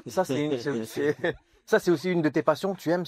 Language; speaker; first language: French; native; French